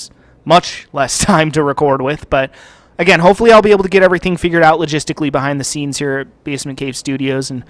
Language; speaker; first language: English; native; English